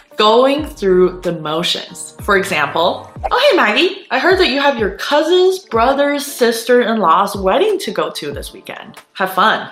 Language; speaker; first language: English; non-native, fluent; Chinese